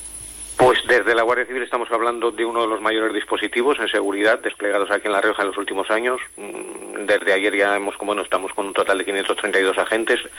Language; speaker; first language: Spanish; native; Spanish